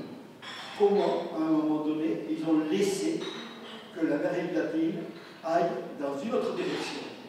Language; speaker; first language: French; non-native, fluent; Spanish